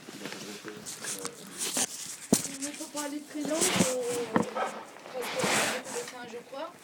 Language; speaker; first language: French; non-native, fluent; Turkish